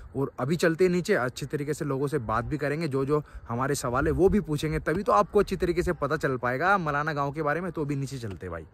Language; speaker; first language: Hindi; native; Hindi